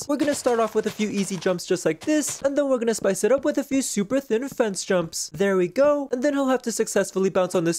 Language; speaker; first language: English; native; English